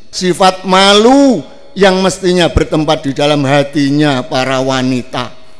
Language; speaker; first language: Indonesian; non-native, local second language; Javanese